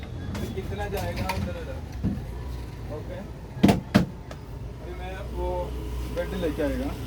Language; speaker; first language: Hindi; non-native, local second language; Malayalam